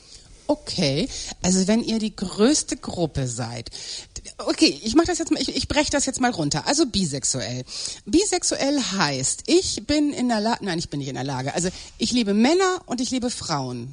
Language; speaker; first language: German; native; German